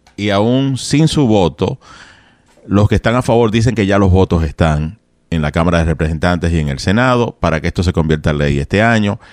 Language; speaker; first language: Spanish; native; Spanish